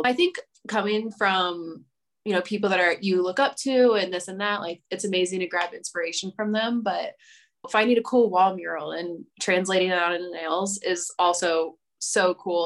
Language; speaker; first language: English; native; English